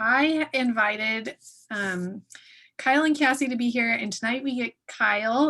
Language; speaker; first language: English; native; English